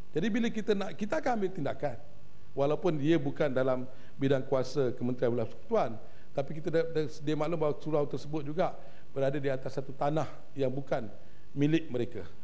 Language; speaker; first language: Malay; native; Malay